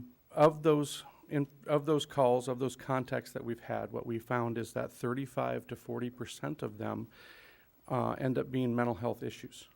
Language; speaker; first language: English; native; English